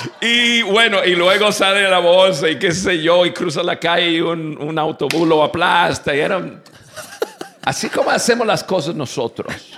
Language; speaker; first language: Spanish; non-native, fluent; English